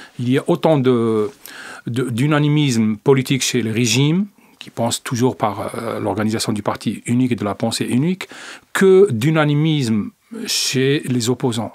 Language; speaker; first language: French; non-native, local second language; Arabic